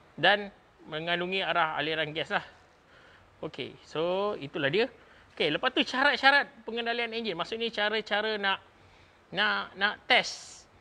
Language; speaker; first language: Malay; native; Malay